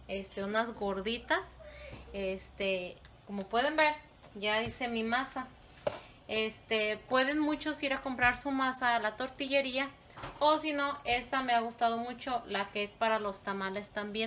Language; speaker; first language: Spanish; native; Spanish